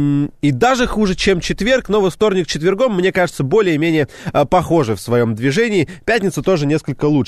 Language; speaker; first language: Russian; native; Russian